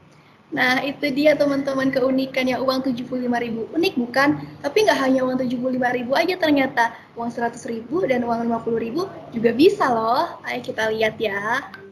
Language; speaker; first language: Indonesian; native; Indonesian